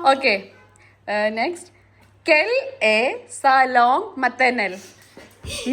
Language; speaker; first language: French; non-native, learner; Malayalam